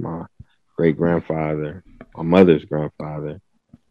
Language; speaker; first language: English; native; English